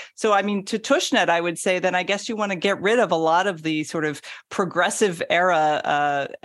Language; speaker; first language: English; native; English